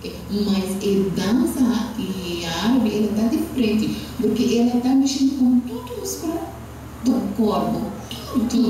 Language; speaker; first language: Portuguese; non-native, learner; Arabic